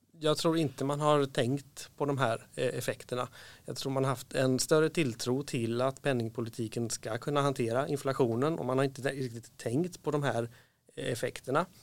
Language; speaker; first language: Swedish; native; Swedish